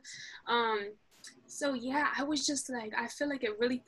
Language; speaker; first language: English; early bilingual, other home language; Arabic